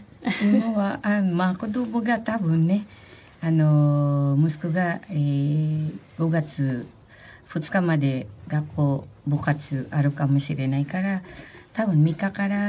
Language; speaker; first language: Japanese; non-native, fluent; Filipino